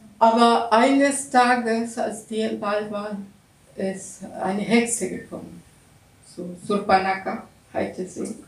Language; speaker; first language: German; non-native, learner; Russian